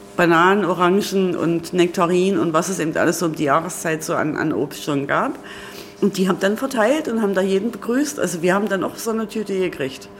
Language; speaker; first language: German; native; German